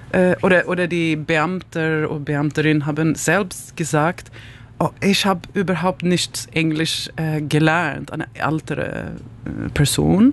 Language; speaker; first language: German; non-native, learner; Swedish